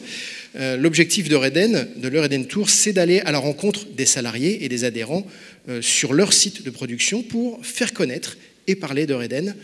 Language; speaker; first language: French; native; French